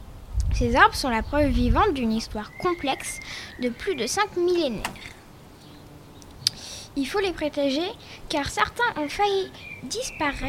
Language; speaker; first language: French; native; French